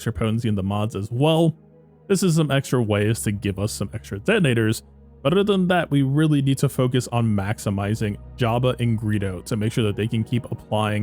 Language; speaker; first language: English; native; English